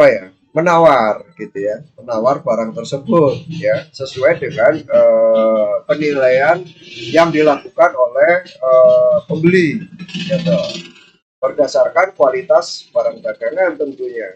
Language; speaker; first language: Indonesian; native; Indonesian